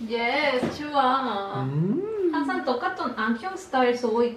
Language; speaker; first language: Korean; non-native, learner; Spanish